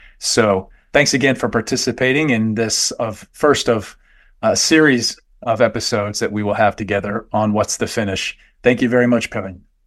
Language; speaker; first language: English; native; English